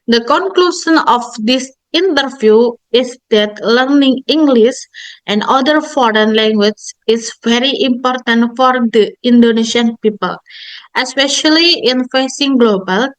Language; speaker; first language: English; non-native, learner; Indonesian